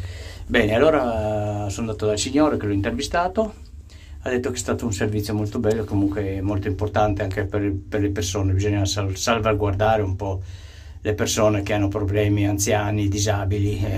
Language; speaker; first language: Italian; native; Italian